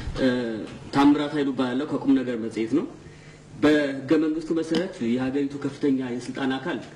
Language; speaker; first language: Amharic; native; Amharic